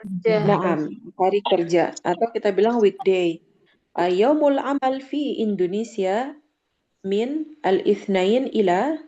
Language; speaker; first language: Indonesian; native; Indonesian